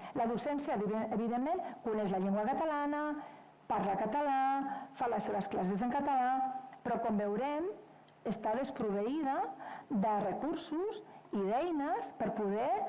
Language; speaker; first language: Catalan; non-native, local second language; Spanish